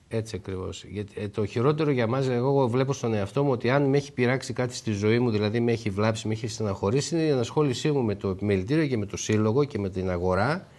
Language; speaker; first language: Greek; native; Greek